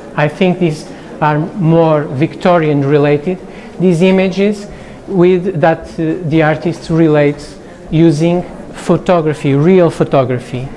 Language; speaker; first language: English; non-native, fluent; Portuguese